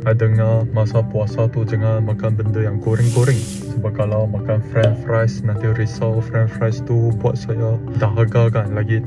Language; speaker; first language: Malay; non-native, local second language; Chinese